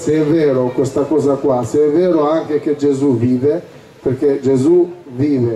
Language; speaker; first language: Italian; non-native, fluent; Albanian